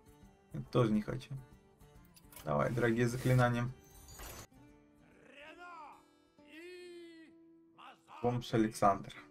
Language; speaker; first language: Russian; native; Russian